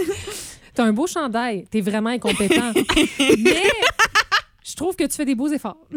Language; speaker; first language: French; native; French